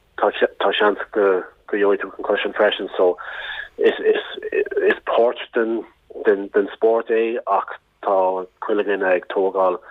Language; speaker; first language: Irish; non-native, local second language; English